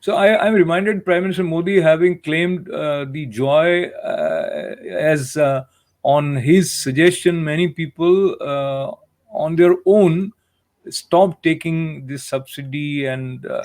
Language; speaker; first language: English; non-native, local second language; Hindi